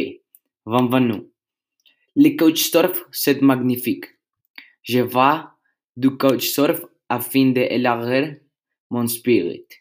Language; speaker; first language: French; non-native, learner; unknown